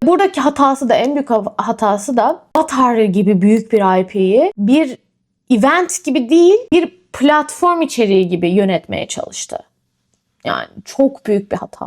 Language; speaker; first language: Turkish; native; Turkish